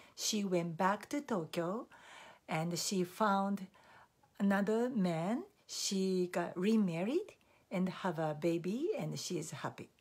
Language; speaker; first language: English; non-native, fluent; Japanese